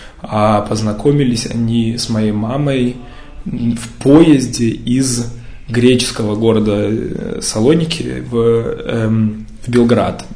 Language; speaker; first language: Russian; early bilingual, heritage; Russian